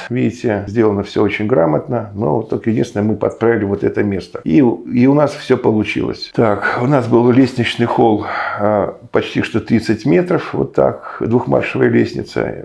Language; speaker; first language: Russian; native; Russian